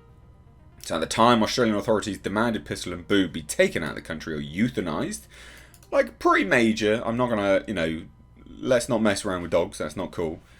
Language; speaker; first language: English; native; English